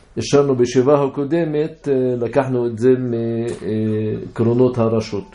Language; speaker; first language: Hebrew; non-native, local second language; Arabic